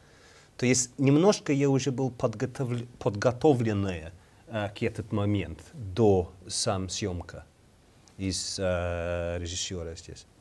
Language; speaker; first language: Russian; non-native, learner; English